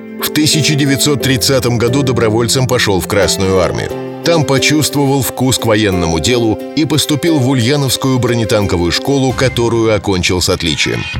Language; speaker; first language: Russian; native; Russian